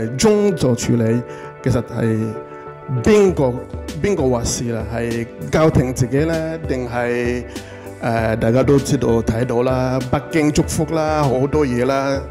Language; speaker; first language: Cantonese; non-native, fluent; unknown